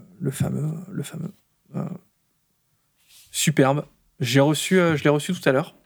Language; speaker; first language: French; native; French